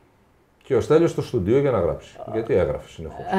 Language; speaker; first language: Greek; native; Greek